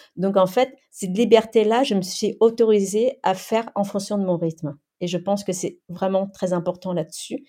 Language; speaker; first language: French; early bilingual, other home language; Khmer